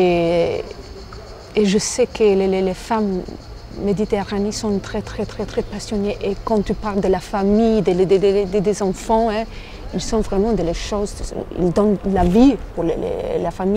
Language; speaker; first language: French; non-native, fluent; Albanian